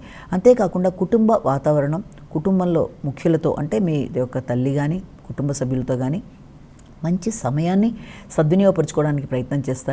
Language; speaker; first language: Telugu; native; Telugu